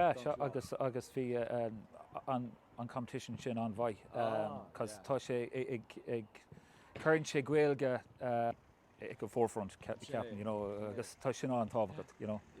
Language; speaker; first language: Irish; non-native, local second language; English